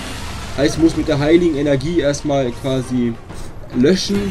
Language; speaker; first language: German; native; German